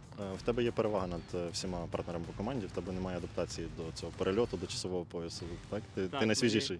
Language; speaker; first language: Ukrainian; native; Ukrainian